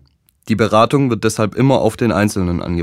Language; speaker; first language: German; native; German